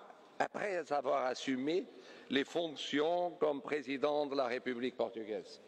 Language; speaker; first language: French; non-native, fluent; Portuguese